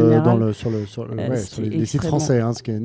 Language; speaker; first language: French; native; French